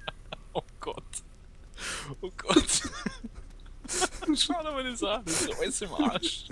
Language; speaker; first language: German; native; German